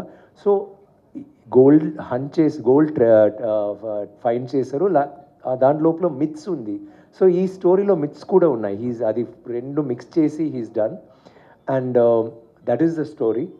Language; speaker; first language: Telugu; non-native, learner; Tamil